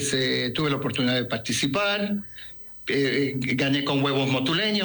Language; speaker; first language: Spanish; native; Spanish